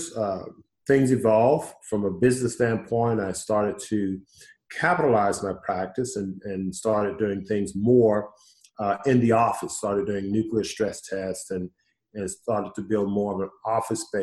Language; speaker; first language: English; native; English